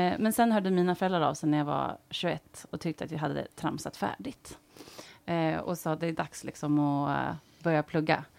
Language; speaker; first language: Swedish; native; Swedish